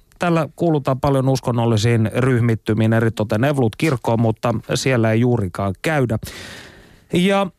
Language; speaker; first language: Finnish; native; Finnish